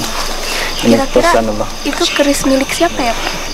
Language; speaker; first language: Indonesian; native; Indonesian